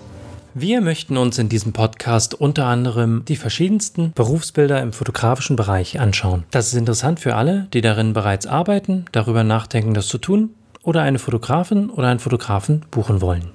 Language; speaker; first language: German; native; German